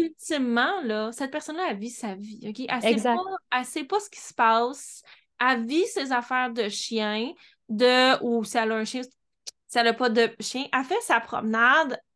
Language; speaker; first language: French; native; French